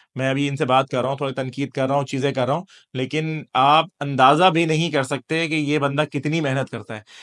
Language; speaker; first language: Urdu; native; Urdu